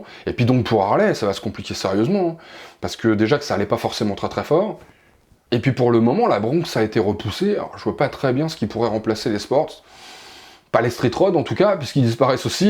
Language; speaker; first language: French; native; French